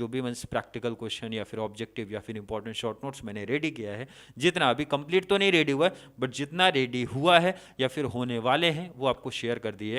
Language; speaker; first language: Hindi; native; Hindi